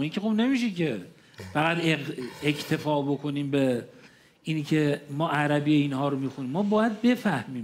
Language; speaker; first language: Persian; native; Persian